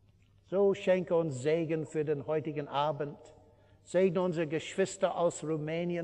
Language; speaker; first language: German; non-native, fluent; English